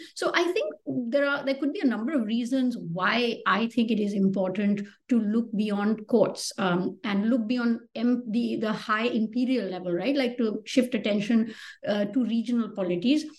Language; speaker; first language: English; non-native, local second language; Hindi